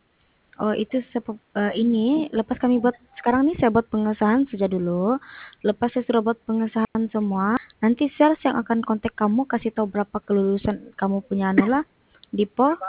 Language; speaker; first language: Malay; native; Malay